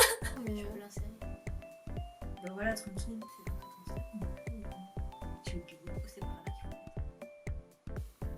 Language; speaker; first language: French; native; French